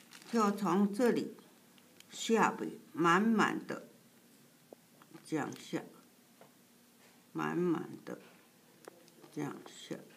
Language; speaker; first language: Chinese; native; Chinese